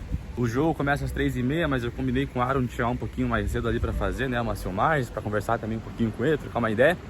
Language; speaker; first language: Portuguese; native; Portuguese